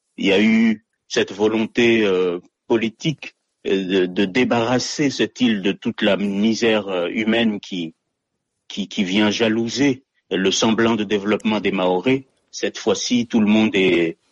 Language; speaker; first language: French; non-native, local second language; Malagasy